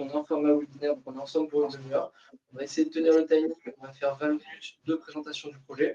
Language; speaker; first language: French; native; French